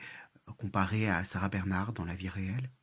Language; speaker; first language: French; native; French